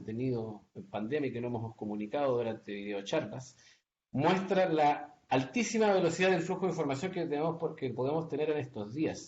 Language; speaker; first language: Spanish; native; Spanish